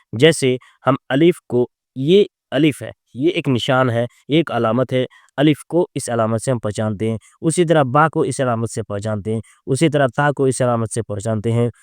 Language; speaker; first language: Urdu; native; Urdu